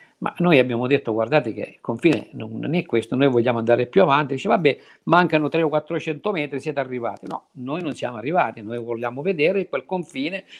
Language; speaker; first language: Italian; native; Italian